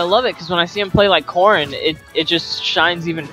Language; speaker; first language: English; native; English